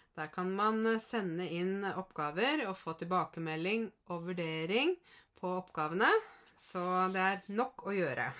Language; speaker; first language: Norwegian; native; Norwegian